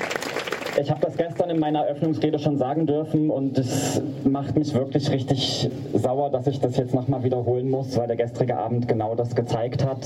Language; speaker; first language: German; native; German